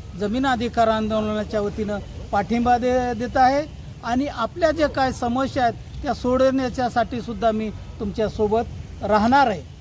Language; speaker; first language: Marathi; native; Marathi